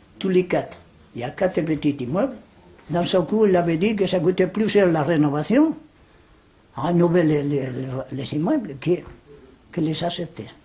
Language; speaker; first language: French; non-native, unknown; Spanish